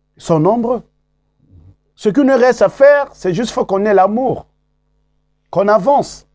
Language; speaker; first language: French; non-native, local second language; Kongo